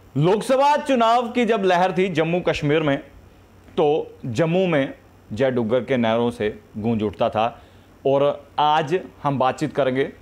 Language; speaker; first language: Hindi; native; Hindi